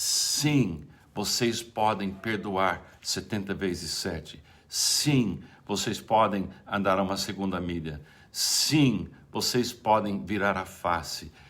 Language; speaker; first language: Portuguese; non-native, fluent; English